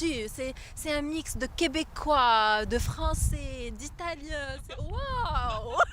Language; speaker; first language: French; non-native, local second language; Arabic